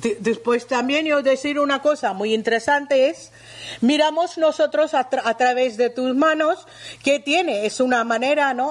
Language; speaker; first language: Spanish; non-native, learner; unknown